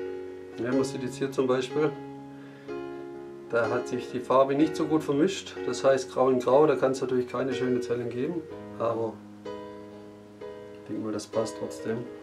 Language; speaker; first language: German; native; German